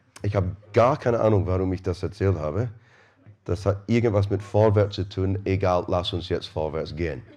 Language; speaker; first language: German; non-native, fluent; English